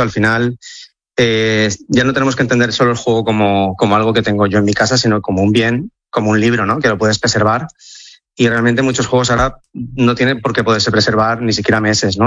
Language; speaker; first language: Spanish; native; Spanish